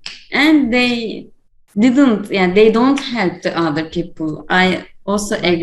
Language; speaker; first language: English; non-native, learner; Turkish